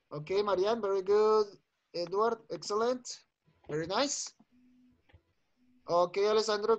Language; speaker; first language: English; non-native, learner; Spanish